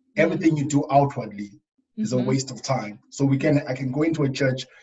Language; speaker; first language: English; non-native, local second language; Shona